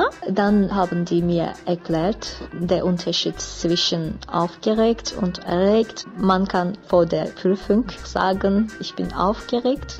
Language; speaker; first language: German; non-native, learner; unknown